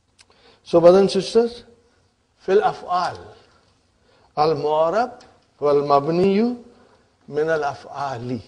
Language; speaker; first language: Arabic; non-native, fluent; Urdu